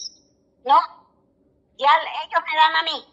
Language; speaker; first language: Spanish; native; Spanish